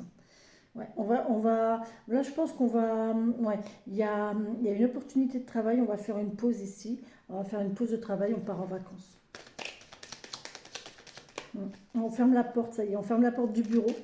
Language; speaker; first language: French; native; French